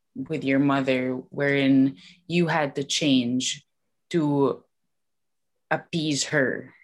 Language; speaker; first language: English; non-native, local second language; Filipino